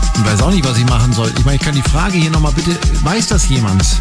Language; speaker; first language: German; native; German